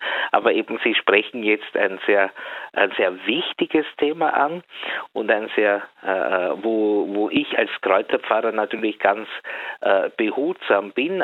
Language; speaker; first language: German; native; German